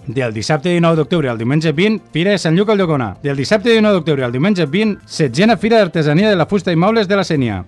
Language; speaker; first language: Catalan; native; Catalan